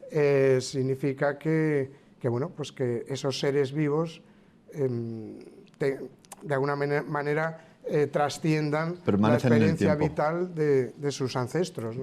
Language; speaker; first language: Spanish; native; Spanish